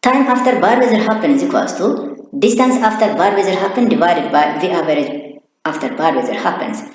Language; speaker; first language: English; non-native, local second language; Amharic